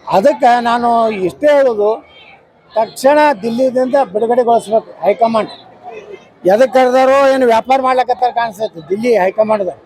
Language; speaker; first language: Kannada; native; Kannada